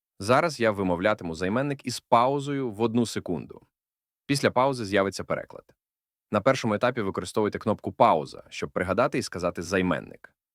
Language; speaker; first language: Ukrainian; native; Ukrainian